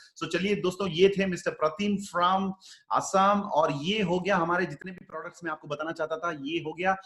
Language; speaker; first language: Hindi; non-native, local second language; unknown